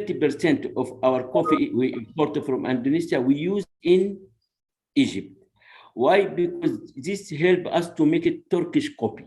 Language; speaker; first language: English; non-native, learner; Arabic